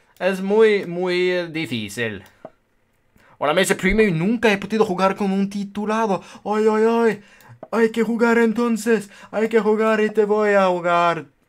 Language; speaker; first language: Spanish; native; Spanish